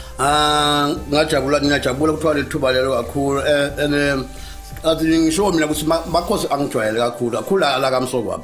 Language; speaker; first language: Zulu; non-native, local second language; Swati